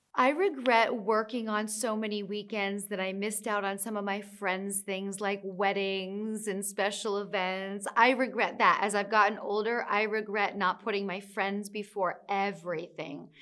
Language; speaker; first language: English; native; English